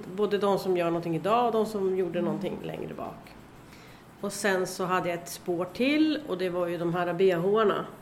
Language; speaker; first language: Swedish; native; Swedish